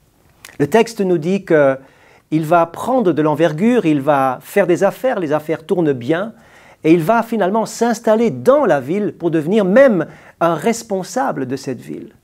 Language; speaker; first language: French; native; French